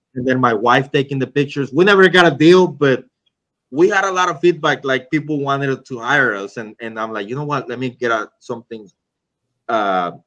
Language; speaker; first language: English; non-native, fluent; Spanish